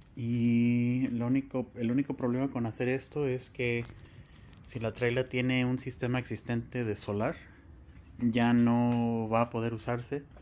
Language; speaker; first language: Spanish; early bilingual, heritage; Spanish